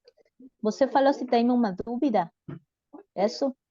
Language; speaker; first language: Portuguese; non-native, learner; Spanish